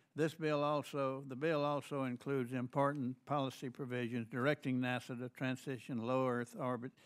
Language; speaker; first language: English; native; English